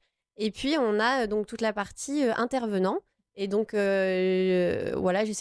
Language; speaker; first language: French; native; French